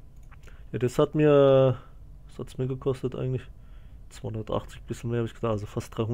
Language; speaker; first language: German; native; German